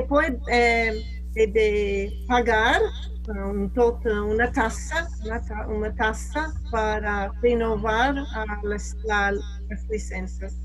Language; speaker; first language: Italian; non-native, learner; English